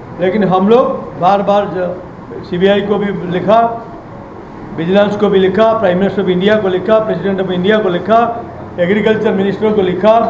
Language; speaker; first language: Hindi; non-native, local second language; Odia